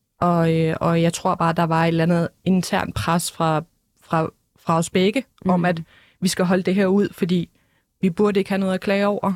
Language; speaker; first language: Danish; early bilingual, other home language; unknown